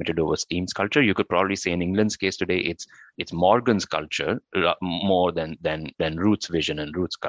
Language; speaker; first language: English; non-native, local second language; Hindi